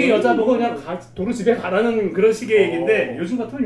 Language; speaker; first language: Korean; native; Korean